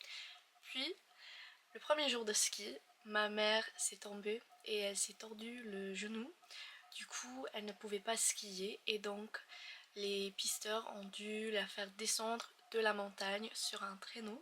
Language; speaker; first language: French; non-native, fluent; English